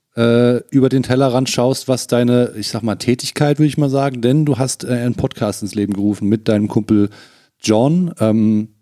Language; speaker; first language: German; native; German